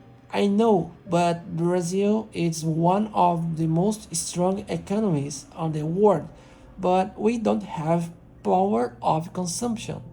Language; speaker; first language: English; non-native, learner; Portuguese